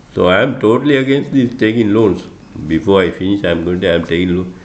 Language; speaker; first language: English; non-native, local second language; Sinhala